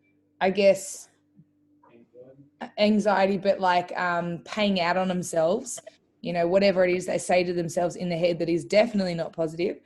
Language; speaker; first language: English; native; English